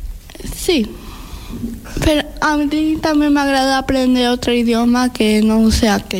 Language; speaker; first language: Catalan; early bilingual, other home language; Spanish